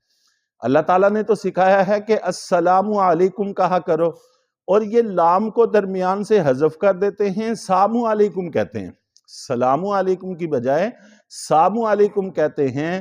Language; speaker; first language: Urdu; native; Urdu